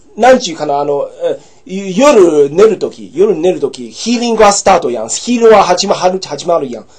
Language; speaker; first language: Japanese; non-native, fluent; English